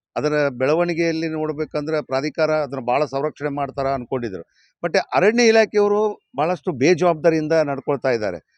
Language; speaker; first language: Kannada; native; Kannada